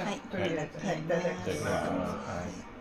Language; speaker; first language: Japanese; non-native, fluent; Thai